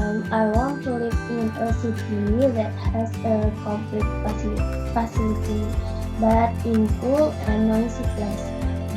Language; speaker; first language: English; non-native, learner; Indonesian